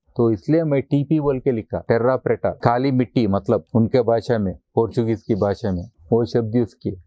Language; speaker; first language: Hindi; non-native, local second language; Telugu